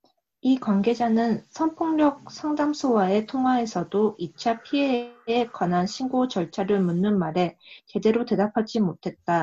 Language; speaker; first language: Korean; early bilingual, heritage; Korean